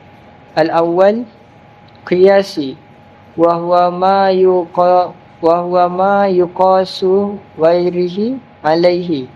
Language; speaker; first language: Arabic; non-native, learner; Malay